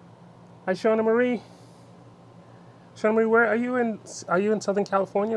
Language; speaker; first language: English; native; English